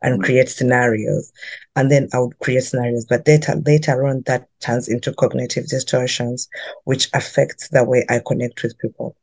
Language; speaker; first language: English; non-native, local second language; Ganda